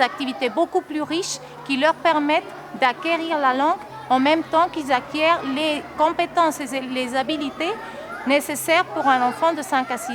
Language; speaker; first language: French; non-native, local second language; Spanish